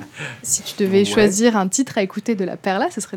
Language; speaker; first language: French; native; French